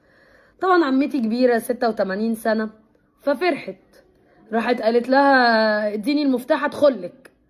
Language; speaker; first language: Arabic; native; Arabic